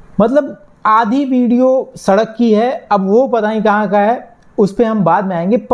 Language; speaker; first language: Hindi; native; Hindi